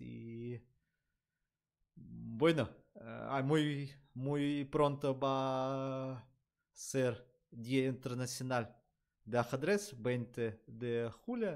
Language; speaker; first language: Spanish; non-native, learner; Russian